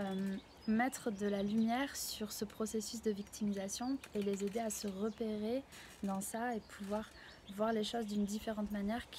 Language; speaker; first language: French; native; French